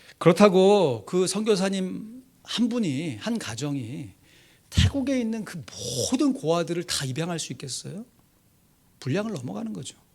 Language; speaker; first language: Korean; native; Korean